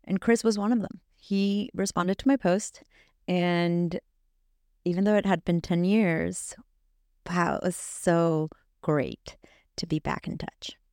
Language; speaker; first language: English; non-native, fluent; Spanish